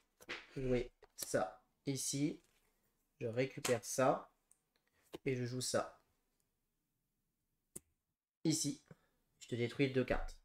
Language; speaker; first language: French; native; French